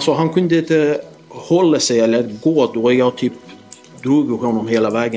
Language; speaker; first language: Swedish; non-native, fluent; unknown